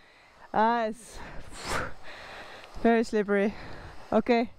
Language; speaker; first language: English; non-native, fluent; Dutch